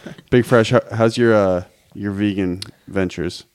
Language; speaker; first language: English; native; English